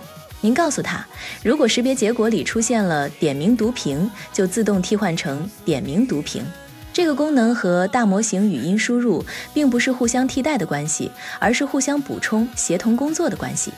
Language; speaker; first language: Chinese; native; Chinese